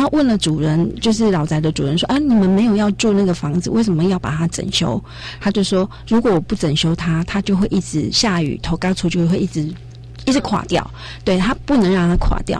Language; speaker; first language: Chinese; native; Chinese